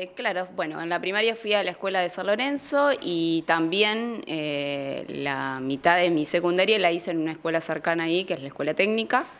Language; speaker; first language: Spanish; native; Spanish